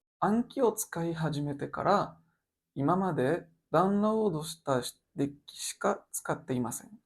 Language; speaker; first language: Japanese; non-native, learner; French